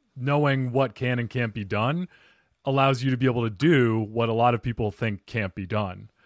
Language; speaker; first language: English; native; English